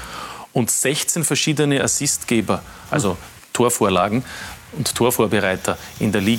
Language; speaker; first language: German; native; German